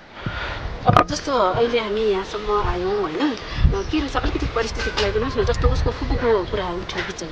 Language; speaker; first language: Nepali; native; Nepali